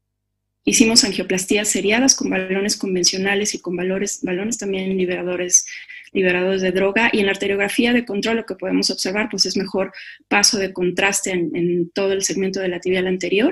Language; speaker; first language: Spanish; native; Spanish